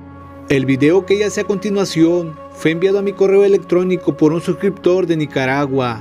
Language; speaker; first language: Spanish; native; Spanish